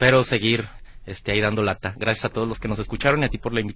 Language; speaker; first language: Spanish; native; Spanish